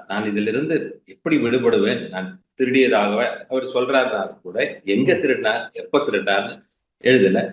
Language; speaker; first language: Tamil; non-native, local second language; Malayalam